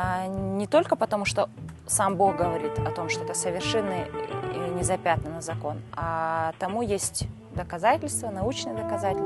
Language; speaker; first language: Russian; native; Russian